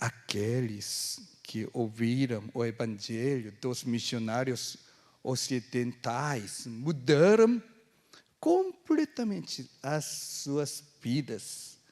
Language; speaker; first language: Portuguese; non-native, fluent; Korean